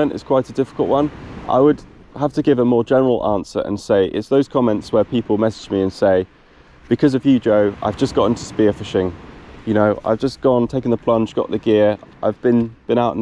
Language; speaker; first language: English; native; English